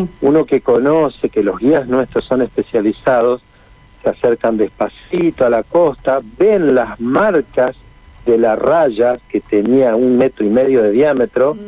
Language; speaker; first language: Spanish; native; Spanish